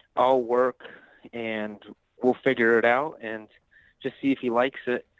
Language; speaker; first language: English; native; English